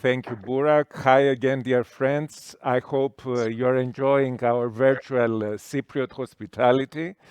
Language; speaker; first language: English; non-native, fluent; Greek